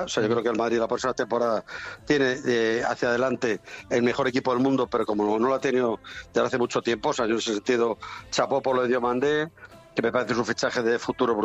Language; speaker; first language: Spanish; native; Spanish